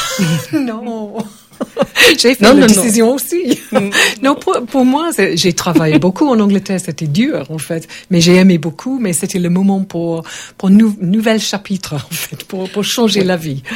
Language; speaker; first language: French; non-native, learner; English